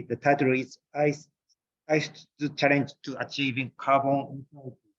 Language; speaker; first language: English; non-native, learner; Japanese